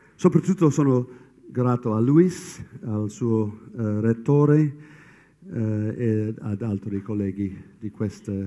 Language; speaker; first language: Italian; non-native, fluent; English